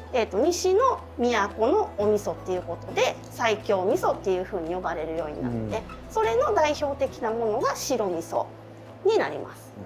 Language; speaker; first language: Japanese; native; Japanese